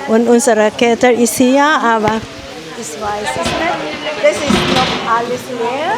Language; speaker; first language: German; non-native, learner; Filipino